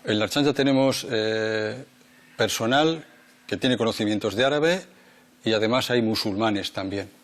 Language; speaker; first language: Spanish; native; Spanish